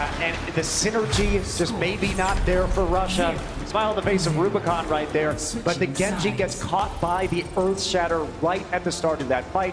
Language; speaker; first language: English; native; English